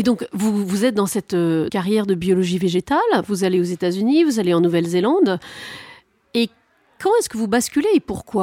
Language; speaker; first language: French; native; French